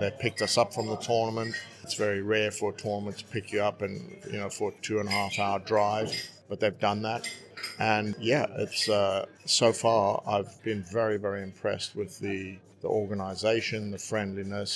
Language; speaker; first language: English; native; English